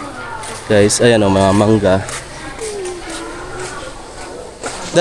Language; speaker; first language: Filipino; non-native, local second language; Waray